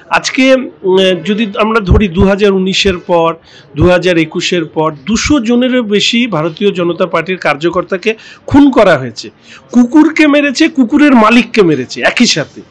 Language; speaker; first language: Bangla; native; Bangla